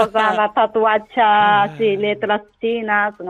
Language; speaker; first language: Catalan; non-native, learner; Japanese